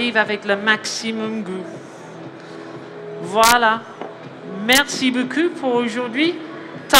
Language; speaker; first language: French; non-native, learner; English